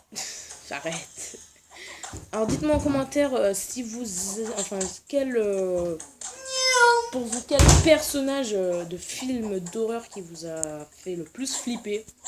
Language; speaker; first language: French; native; French